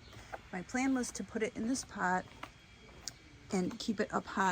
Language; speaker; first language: English; native; English